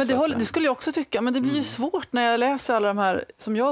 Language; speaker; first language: Swedish; native; Swedish